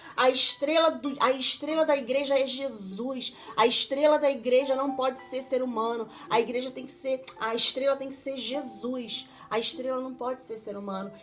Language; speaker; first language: Portuguese; native; Portuguese